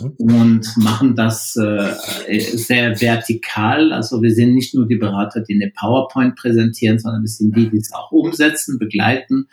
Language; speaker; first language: German; non-native, local second language; French